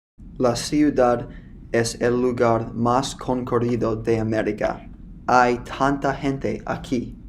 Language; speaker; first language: Spanish; non-native, learner; English